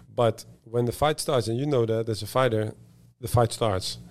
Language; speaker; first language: English; non-native, fluent; Dutch